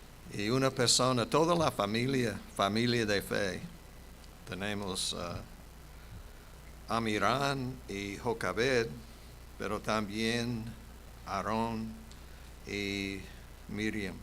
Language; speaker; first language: Spanish; non-native, fluent; English